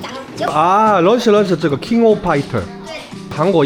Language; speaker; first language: Chinese; non-native, learner; Korean